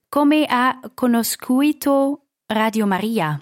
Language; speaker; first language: Italian; non-native, fluent; Dutch